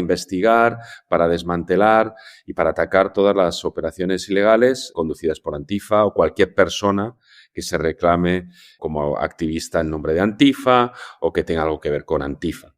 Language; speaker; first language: Spanish; native; Spanish